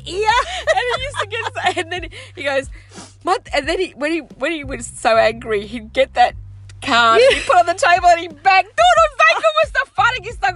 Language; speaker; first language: English; early bilingual, other home language; Sicilian